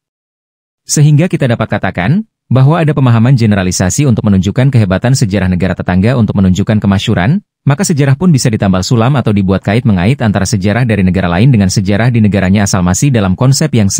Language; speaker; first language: Indonesian; native; Indonesian